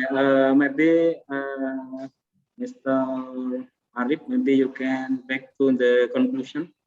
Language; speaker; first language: English; non-native, learner; Indonesian